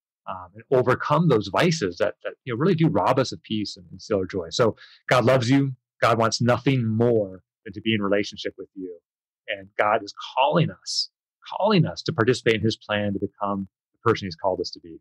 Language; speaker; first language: English; early bilingual, other home language; Spanish